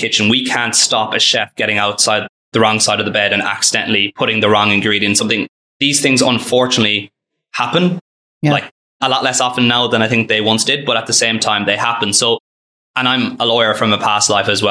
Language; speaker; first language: English; native; English